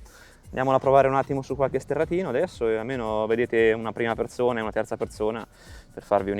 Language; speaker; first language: Italian; native; Italian